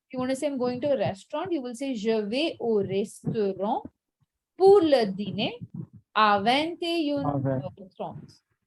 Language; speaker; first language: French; non-native, fluent; Hindi